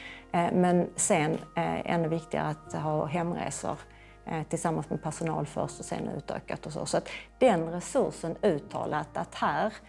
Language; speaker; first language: Swedish; native; Swedish